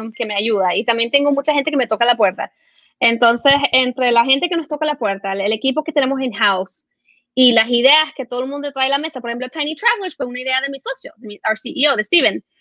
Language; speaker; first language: Spanish; early bilingual, heritage; Spanish